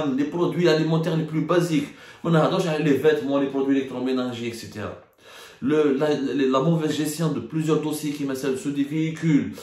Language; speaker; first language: French; non-native, local second language; Arabic